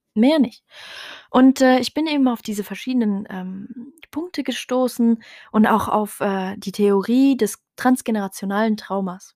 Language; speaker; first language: German; early bilingual, other home language; Riffian